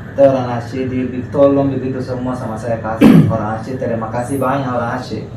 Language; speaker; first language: Indonesian; non-native, learner; Rohingya